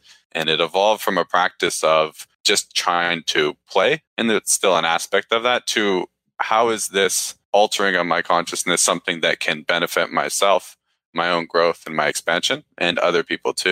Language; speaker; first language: English; native; English